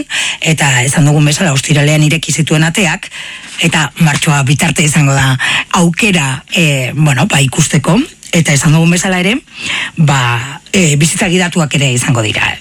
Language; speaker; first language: Basque; native; Basque